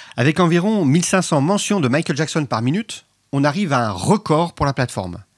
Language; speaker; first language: French; native; French